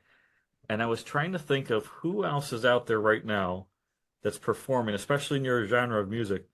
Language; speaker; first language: English; native; English